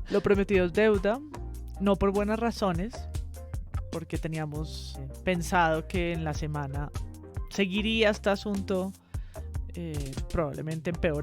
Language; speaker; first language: Spanish; native; Spanish